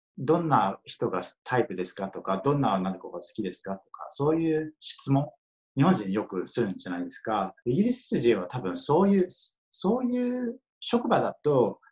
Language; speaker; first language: Japanese; non-native, fluent; English